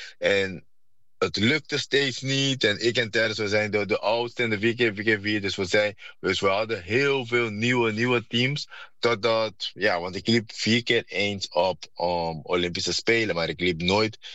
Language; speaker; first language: Dutch; non-native, fluent; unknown